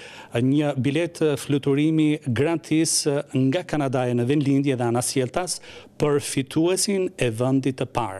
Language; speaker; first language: Albanian; native; Albanian